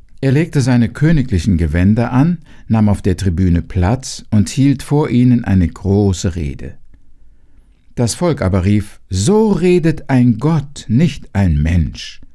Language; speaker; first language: German; native; German